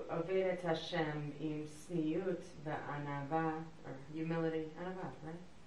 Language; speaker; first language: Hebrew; non-native, learner; English